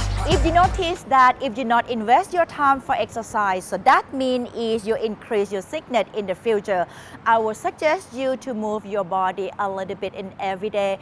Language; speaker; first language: English; non-native, fluent; Thai